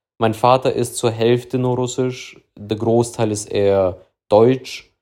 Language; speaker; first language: German; early bilingual, other home language; Russian